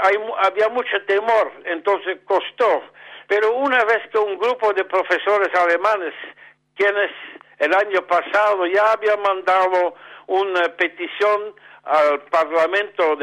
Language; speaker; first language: Spanish; non-native, fluent; Dutch